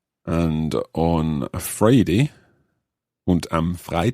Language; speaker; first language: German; non-native, learner; English